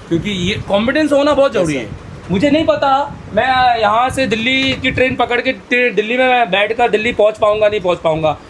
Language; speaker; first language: Hindi; native; Hindi